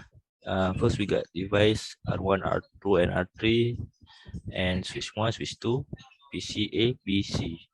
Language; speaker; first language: English; non-native, local second language; Malay